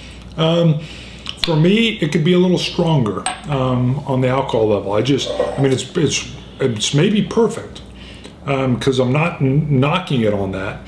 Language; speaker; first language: English; native; English